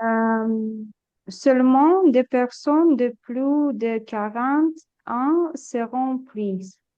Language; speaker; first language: French; non-native, learner; Ukrainian